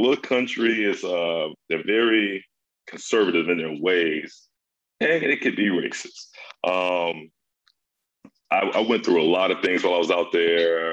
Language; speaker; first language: English; native; English